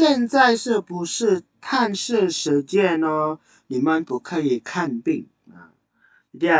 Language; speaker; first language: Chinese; non-native, fluent; Indonesian